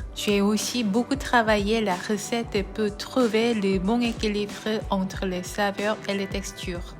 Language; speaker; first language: French; non-native, fluent; Korean